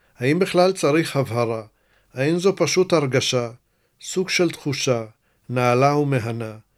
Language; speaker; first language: Hebrew; early bilingual, other home language; Russian